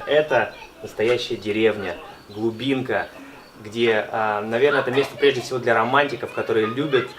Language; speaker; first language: Russian; native; Russian